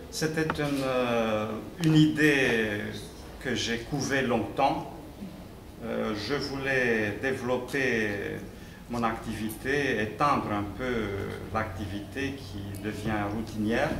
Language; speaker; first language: French; non-native, fluent; Romanian